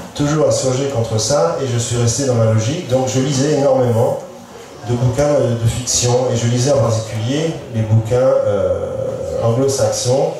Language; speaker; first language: French; native; French